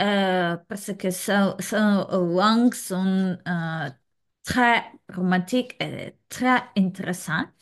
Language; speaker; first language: French; non-native, learner; Serbian